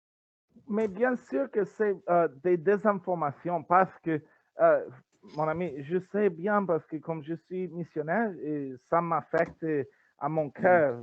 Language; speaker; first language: French; non-native, learner; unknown